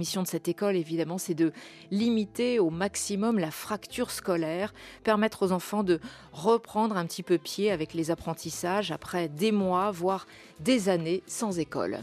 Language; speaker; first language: French; native; French